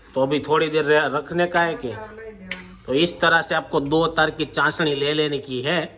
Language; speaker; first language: Hindi; non-native, local second language; Gujarati